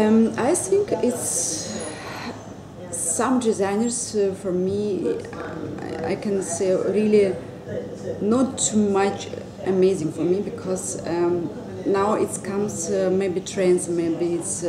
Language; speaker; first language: English; non-native, learner; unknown